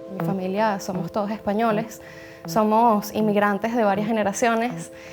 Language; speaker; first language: Spanish; native; Spanish